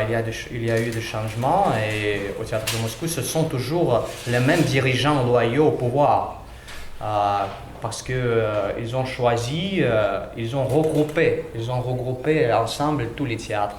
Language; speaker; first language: French; non-native, learner; Russian